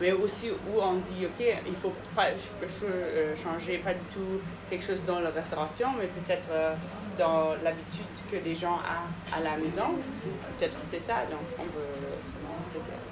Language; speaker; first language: French; non-native, fluent; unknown